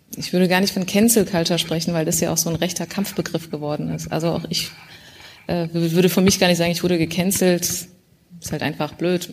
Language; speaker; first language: German; early bilingual, other home language; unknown